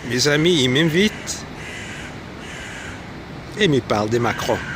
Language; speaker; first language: French; non-native, fluent; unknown